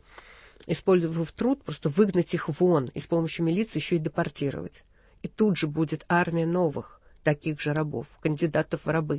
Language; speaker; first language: Russian; native; Russian